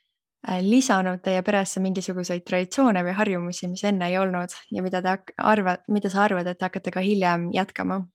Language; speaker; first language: Estonian; native; Estonian